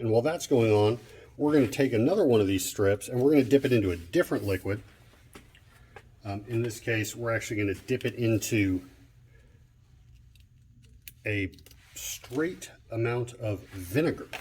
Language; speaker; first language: English; native; English